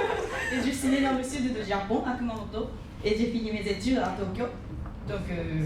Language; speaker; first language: French; non-native, fluent; Japanese